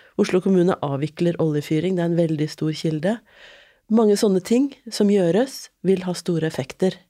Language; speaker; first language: Norwegian; native; Norwegian